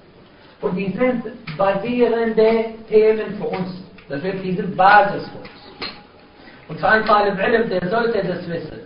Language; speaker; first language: German; non-native, fluent; Arabic